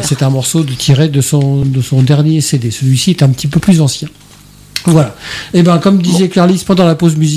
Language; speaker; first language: French; native; French